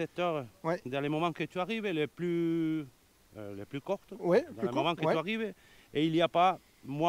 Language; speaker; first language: French; non-native, learner; Spanish